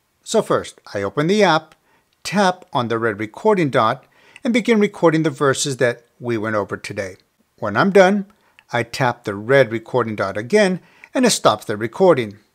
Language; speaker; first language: English; early bilingual, other home language; Spanish